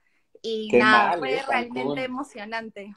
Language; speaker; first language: Spanish; native; Spanish